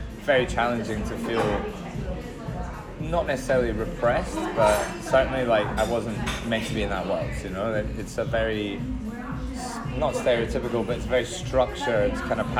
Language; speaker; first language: English; native; English